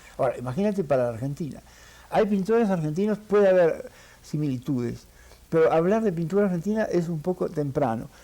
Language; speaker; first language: Spanish; early bilingual, heritage; French